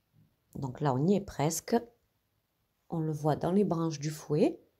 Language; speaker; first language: French; native; French